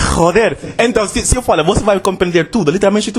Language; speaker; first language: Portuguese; non-native, learner; English